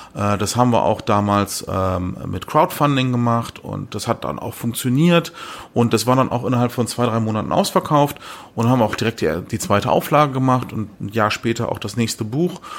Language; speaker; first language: German; early bilingual, other home language; Turkish